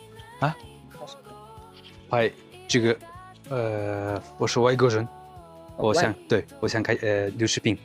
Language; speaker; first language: Chinese; non-native, learner; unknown